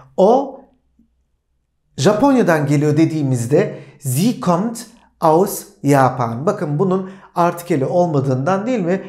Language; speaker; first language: Turkish; native; Turkish